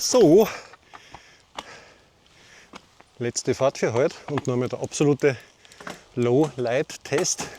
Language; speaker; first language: German; native; German